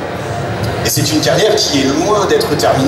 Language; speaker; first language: French; native; French